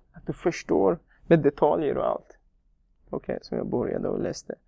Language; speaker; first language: Swedish; non-native, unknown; Persian